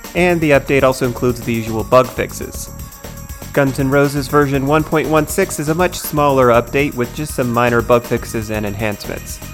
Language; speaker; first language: English; native; English